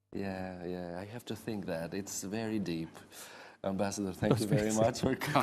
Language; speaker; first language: English; non-native, fluent; Albanian